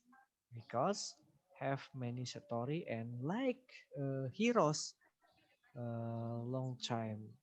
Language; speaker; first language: English; non-native, learner; Indonesian